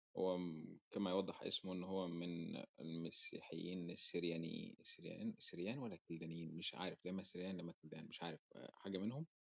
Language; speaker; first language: Arabic; native; Arabic